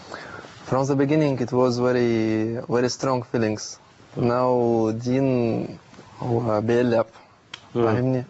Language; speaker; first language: English; non-native, learner; Russian